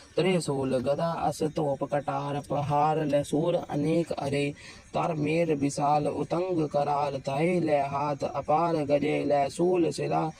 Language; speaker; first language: Hindi; non-native, local second language; Punjabi